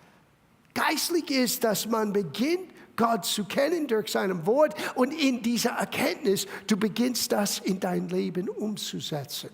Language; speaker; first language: German; non-native, fluent; English